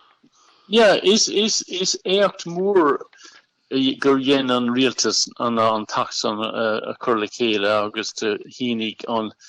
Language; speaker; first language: Irish; non-native, local second language; English